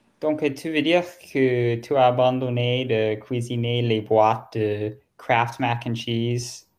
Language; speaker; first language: French; non-native, learner; German